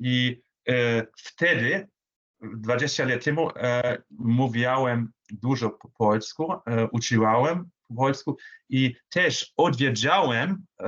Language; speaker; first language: Polish; non-native, learner; German